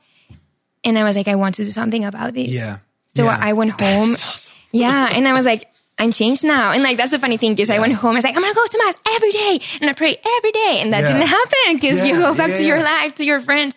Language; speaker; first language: English; non-native, fluent; Spanish